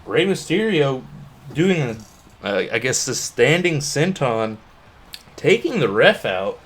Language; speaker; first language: English; native; English